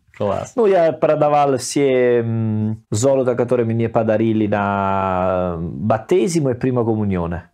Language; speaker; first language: Russian; non-native, learner; Italian